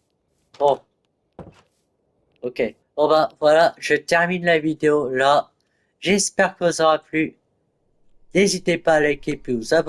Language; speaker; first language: French; native; French